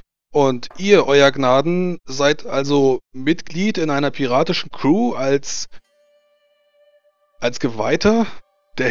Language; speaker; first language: German; native; German